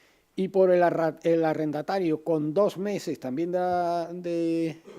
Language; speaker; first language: Spanish; native; Spanish